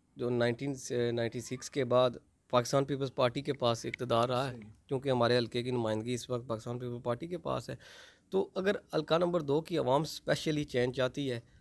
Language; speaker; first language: Urdu; non-native, local second language; Pahari-Potwari